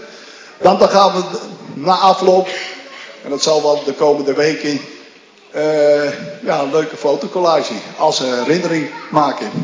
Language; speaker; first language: Dutch; native; Dutch